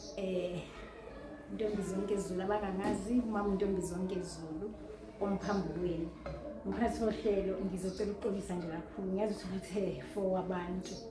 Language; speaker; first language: Zulu; native; Zulu